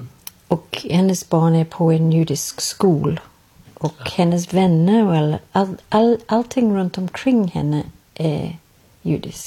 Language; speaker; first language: Swedish; non-native, fluent; English